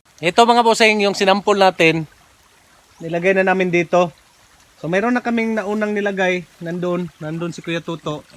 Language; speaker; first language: Filipino; non-native, local second language; Cebuano